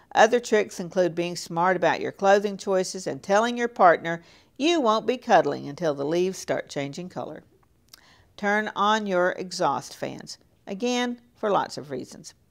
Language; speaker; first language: English; native; English